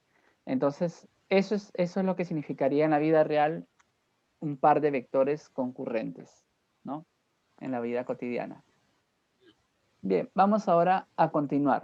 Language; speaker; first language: Spanish; native; Spanish